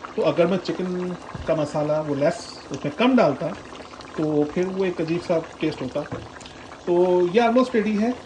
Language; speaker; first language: Urdu; non-native, local second language; Punjabi